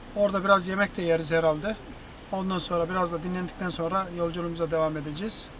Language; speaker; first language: Turkish; native; Turkish